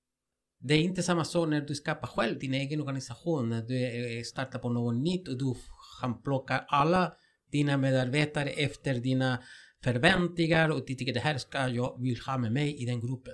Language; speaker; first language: Swedish; non-native, fluent; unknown